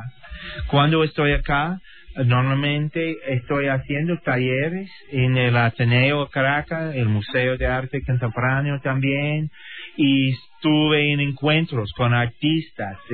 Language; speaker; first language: Spanish; non-native, learner; English